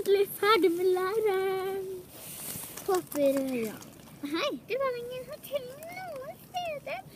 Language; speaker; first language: Norwegian; native; Norwegian